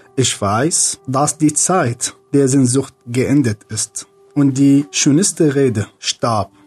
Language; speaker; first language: German; non-native, fluent; Arabic